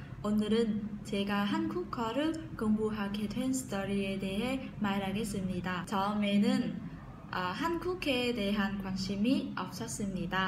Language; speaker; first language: Korean; non-native, fluent; Vietnamese